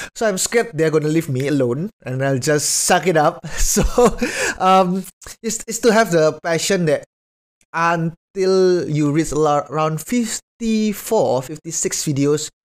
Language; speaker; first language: English; non-native, fluent; Indonesian